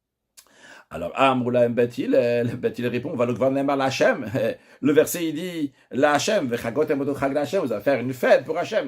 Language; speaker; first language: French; native; French